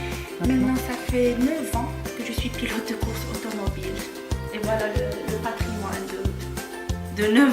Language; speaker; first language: French; non-native, local second language; Arabic